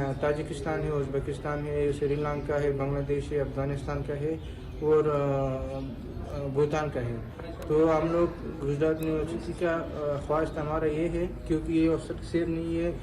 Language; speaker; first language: Hindi; non-native, learner; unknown